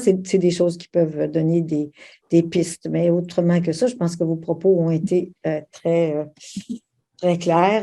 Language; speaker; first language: French; native; French